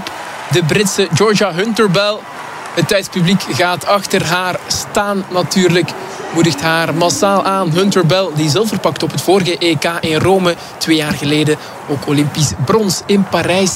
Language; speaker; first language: Dutch; native; Dutch